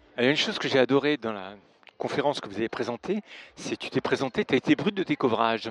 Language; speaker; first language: French; native; French